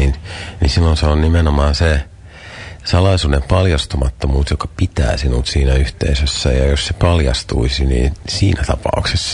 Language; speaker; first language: Finnish; native; Finnish